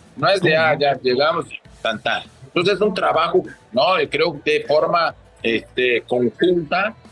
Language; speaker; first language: Spanish; early bilingual, other home language; Portuguese